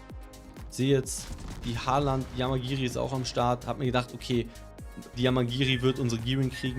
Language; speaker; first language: German; native; German